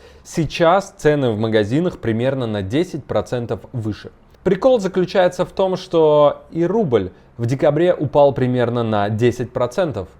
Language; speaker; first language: Russian; native; Russian